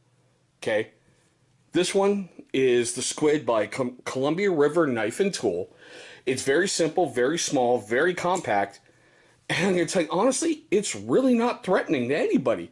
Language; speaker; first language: English; native; English